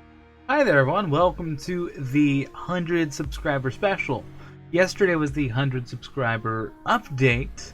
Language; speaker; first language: English; native; English